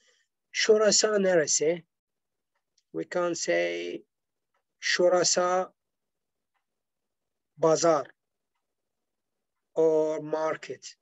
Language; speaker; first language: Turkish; non-native, fluent; Arabic